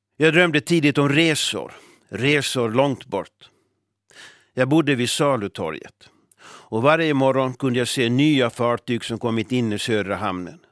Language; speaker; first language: Swedish; native; Swedish